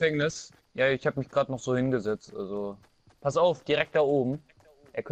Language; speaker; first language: German; native; German